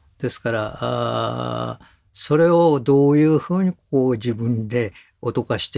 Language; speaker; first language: Japanese; native; Japanese